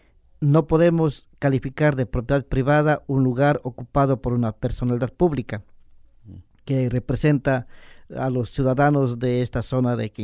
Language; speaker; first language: Spanish; native; Spanish